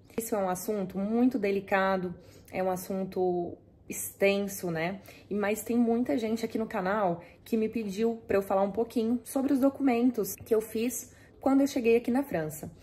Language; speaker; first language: Portuguese; native; Portuguese